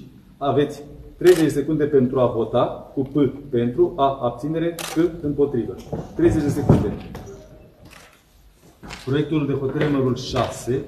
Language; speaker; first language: Romanian; native; Romanian